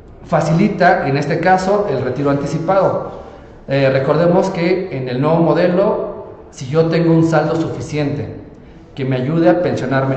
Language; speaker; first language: Spanish; native; Spanish